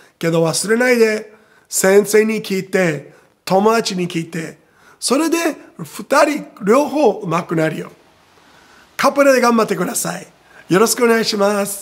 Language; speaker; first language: Japanese; non-native, fluent; Portuguese